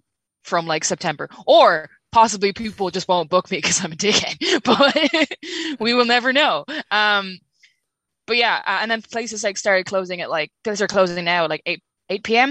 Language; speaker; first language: English; native; English